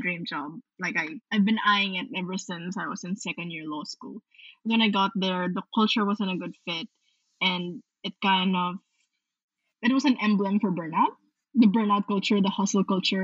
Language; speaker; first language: English; non-native, local second language; Filipino